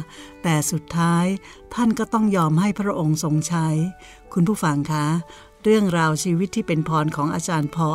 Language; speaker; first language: Thai; native; Thai